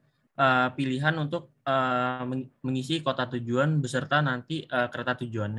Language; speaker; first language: Indonesian; native; Indonesian